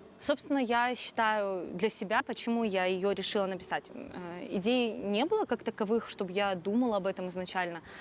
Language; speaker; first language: Russian; non-native, local second language; Crimean Tatar